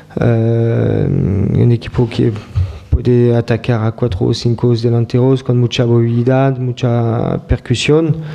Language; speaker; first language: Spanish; non-native, learner; French